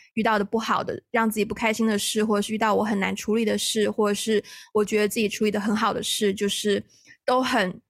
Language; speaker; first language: Chinese; native; Chinese